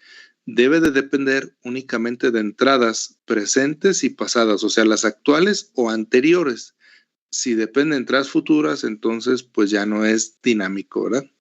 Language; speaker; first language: Spanish; native; Spanish